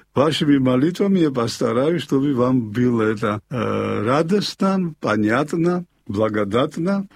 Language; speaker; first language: Russian; non-native, local second language; Georgian